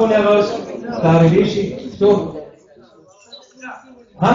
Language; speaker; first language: Russian; non-native, learner; German